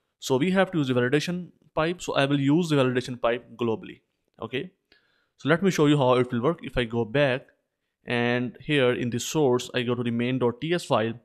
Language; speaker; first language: English; non-native, local second language; Urdu